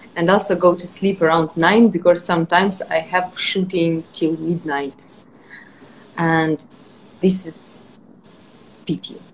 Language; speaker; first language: English; non-native, fluent; Russian